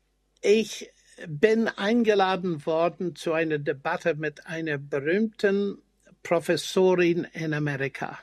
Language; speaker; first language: German; non-native, fluent; English